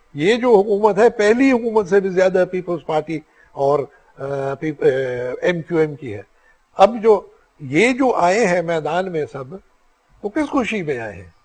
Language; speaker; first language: Urdu; non-native, local second language; Sindhi